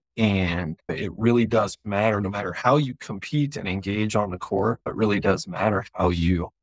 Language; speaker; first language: English; native; English